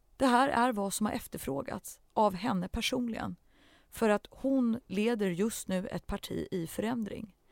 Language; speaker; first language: Swedish; early bilingual, other home language; Central Kurdish